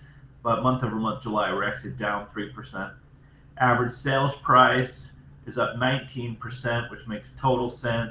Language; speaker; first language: English; native; English